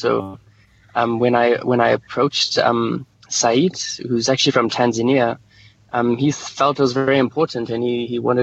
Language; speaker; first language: English; native; English